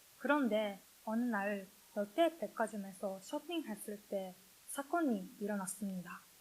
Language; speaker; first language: Korean; non-native, learner; Japanese